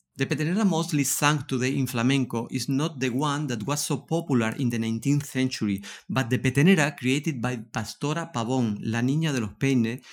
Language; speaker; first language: English; non-native, fluent; Spanish